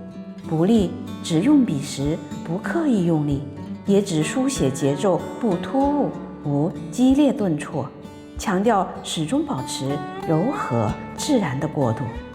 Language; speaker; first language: Chinese; native; Chinese